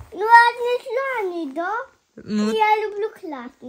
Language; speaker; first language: Russian; early bilingual, heritage; Russian